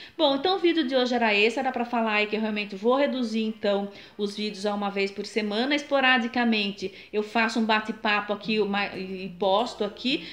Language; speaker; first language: Portuguese; native; Portuguese